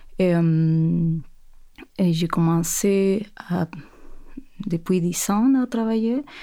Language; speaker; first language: French; non-native, fluent; Spanish